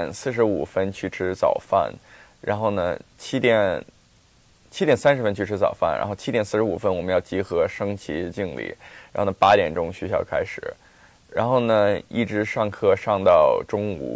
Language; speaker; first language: Chinese; early bilingual, heritage; Chinese